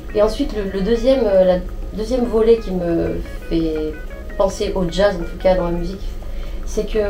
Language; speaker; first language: French; native; French